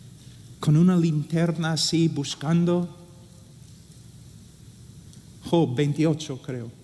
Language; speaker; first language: Spanish; non-native, fluent; English